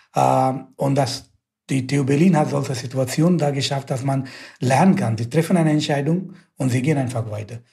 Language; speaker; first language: German; non-native, fluent; Hindi